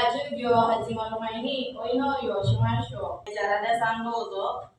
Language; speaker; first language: Japanese; non-native, fluent; Indonesian